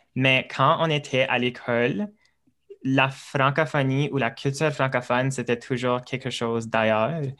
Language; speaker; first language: French; native; French